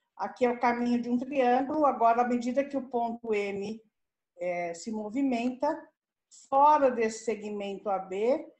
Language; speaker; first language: Portuguese; native; Portuguese